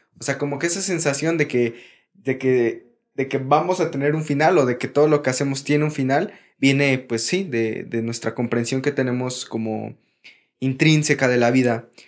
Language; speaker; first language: Spanish; native; Spanish